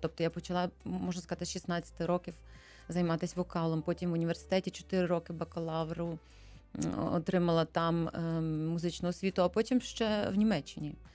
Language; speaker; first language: Ukrainian; early bilingual, heritage; Ukrainian